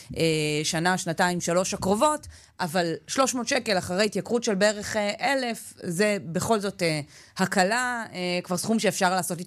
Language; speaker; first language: Hebrew; native; Hebrew